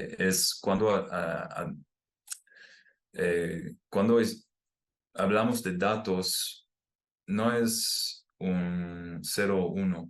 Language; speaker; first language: Spanish; non-native, fluent; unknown